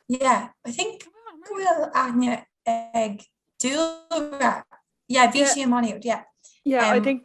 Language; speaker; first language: Irish; non-native, local second language; English